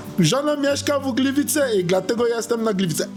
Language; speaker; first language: Polish; non-native, learner; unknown